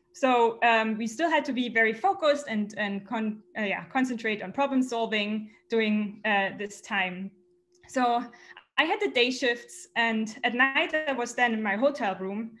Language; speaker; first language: English; non-native, fluent; German